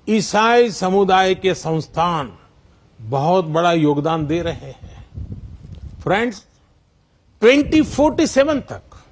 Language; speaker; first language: Hindi; non-native, local second language; Gujarati